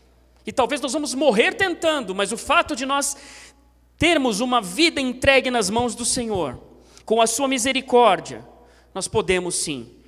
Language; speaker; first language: Portuguese; native; Portuguese